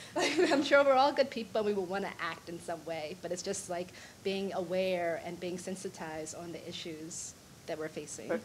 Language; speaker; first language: English; native; English